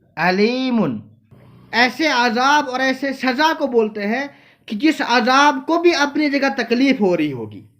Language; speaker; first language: Urdu; non-native, local second language; Kashmiri